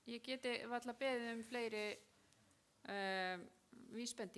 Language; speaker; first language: Icelandic; non-native, fluent; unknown